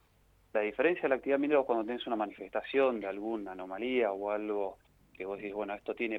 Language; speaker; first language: Spanish; native; Spanish